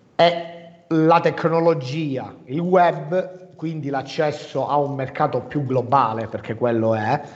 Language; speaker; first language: Italian; native; Italian